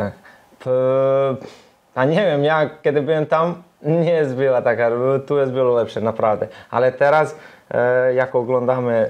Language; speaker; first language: Polish; non-native, learner; Serbian